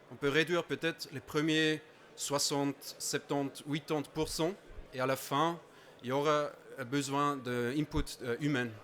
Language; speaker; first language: French; non-native, fluent; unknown